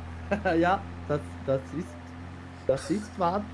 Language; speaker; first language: German; non-native, learner; Dutch